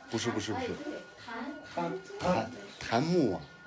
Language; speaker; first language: Chinese; non-native, fluent; Mongolian